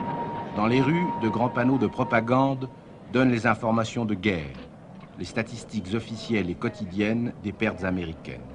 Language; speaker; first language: French; native; French